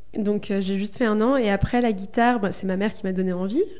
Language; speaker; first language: French; early bilingual, other home language; Spanish